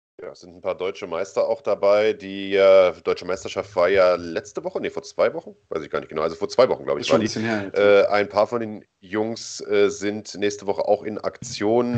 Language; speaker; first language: German; native; German